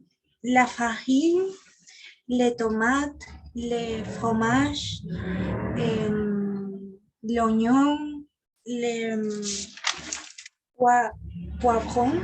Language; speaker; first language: French; non-native, learner; Spanish